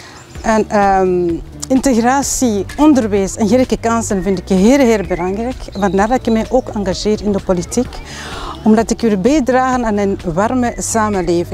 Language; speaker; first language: Dutch; non-native, fluent; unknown